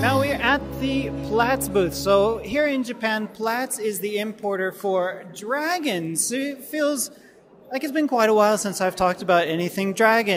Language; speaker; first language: English; native; English